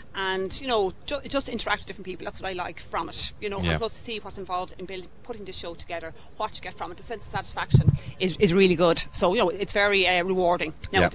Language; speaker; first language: English; native; English